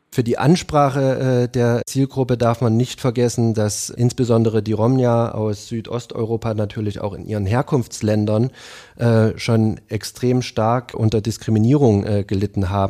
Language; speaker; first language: German; native; German